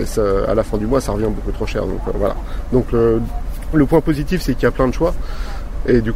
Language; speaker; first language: French; native; French